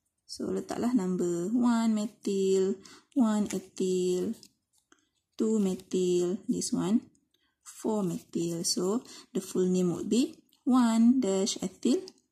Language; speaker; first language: English; non-native, local second language; Malay